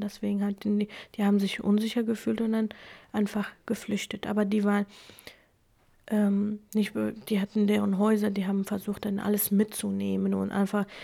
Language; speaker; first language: German; non-native, fluent; Kurdish